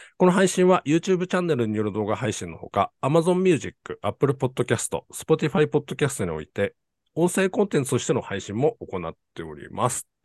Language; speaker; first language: Japanese; native; Japanese